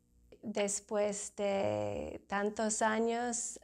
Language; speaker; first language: Spanish; non-native, fluent; English